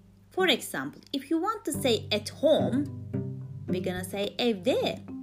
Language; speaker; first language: English; non-native, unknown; Turkish